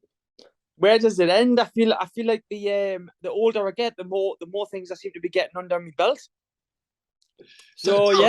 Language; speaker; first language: English; native; English